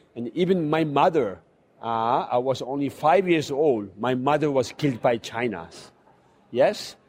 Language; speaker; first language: English; non-native, fluent; Chinese